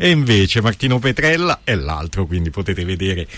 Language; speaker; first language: Italian; native; Italian